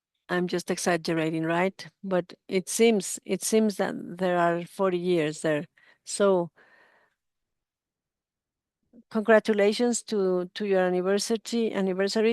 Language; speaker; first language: English; non-native, fluent; Spanish